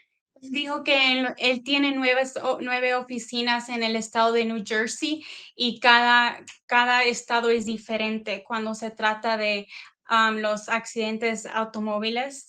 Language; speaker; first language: Spanish; early bilingual, heritage; Spanish